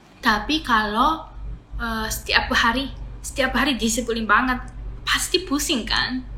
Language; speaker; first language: Indonesian; non-native, fluent; Japanese